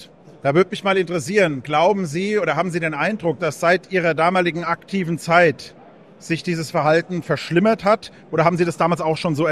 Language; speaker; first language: German; native; German